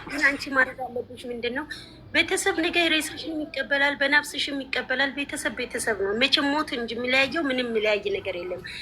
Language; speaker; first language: Amharic; native; Amharic